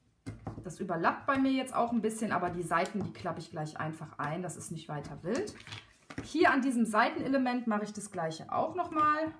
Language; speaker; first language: German; native; German